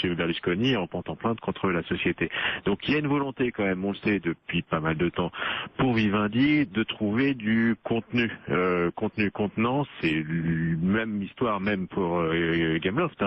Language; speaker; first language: French; native; French